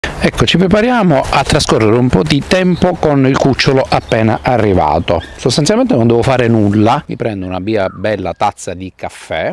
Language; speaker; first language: Italian; native; Italian